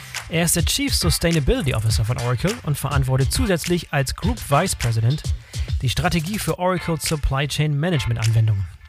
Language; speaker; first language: German; native; German